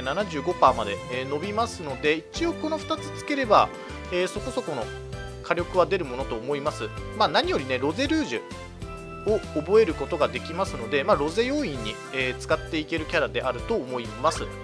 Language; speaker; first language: Japanese; native; Japanese